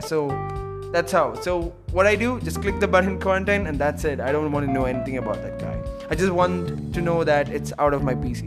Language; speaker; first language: English; non-native, local second language; Malayalam